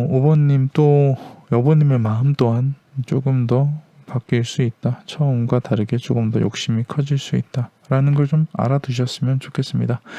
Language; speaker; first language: Korean; native; Korean